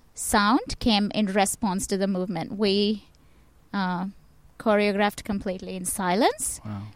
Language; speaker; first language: English; non-native, local second language; Tamil